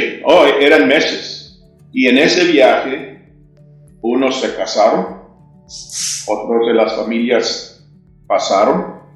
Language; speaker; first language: Spanish; early bilingual, heritage; English